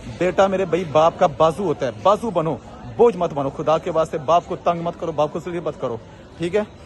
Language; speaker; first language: Urdu; non-native, local second language; Punjabi